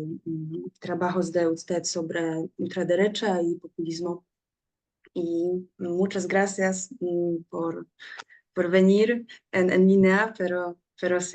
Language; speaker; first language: Spanish; non-native, learner; Polish